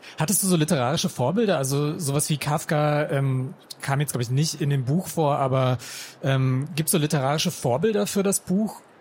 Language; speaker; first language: German; native; German